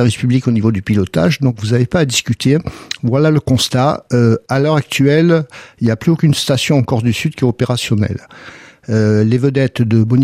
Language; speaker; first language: French; native; French